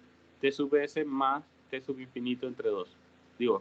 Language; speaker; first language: Spanish; native; Spanish